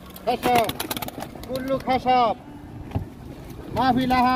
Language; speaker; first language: Arabic; non-native, learner; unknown